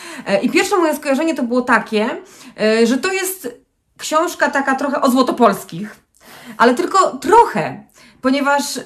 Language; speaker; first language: Polish; native; Polish